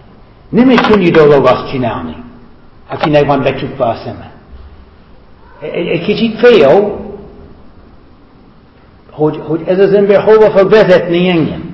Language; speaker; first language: Hungarian; non-native, fluent; English